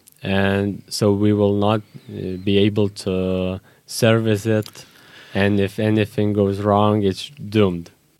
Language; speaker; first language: English; non-native, fluent; Lithuanian